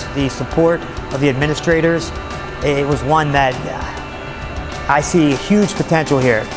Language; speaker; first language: English; native; English